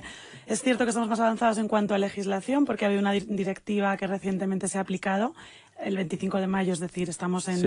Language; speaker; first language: Spanish; native; Spanish